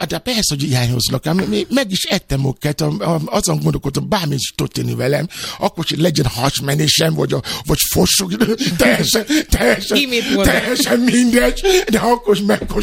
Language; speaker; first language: Hungarian; non-native, fluent; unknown